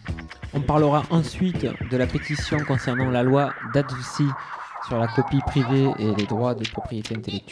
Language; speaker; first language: French; native; French